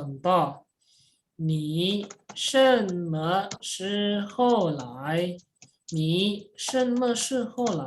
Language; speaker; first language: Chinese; non-native, fluent; Indonesian